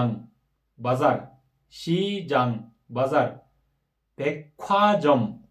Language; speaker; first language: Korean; non-native, fluent; Kyrgyz